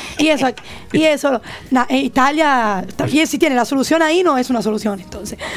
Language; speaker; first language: Spanish; non-native, fluent; Italian